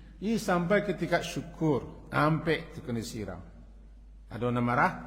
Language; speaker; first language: Malay; non-native, local second language; Minangkabau